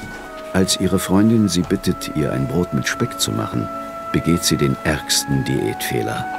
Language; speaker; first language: German; native; German